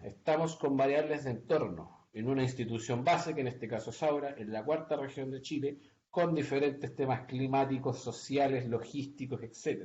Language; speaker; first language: Spanish; native; Spanish